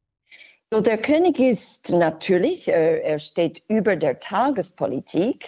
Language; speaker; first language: German; non-native, fluent; English